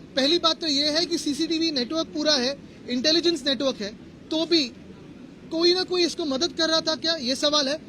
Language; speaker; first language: Hindi; non-native, local second language; Marathi